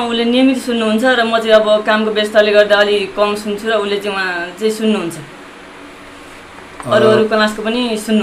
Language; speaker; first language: Nepali; non-native, local second language; Newari